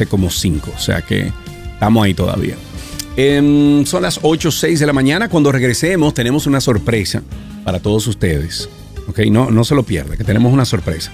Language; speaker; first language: Spanish; native; Spanish